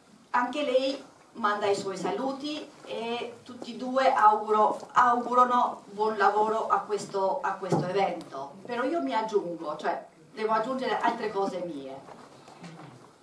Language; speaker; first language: Italian; non-native, fluent; Albanian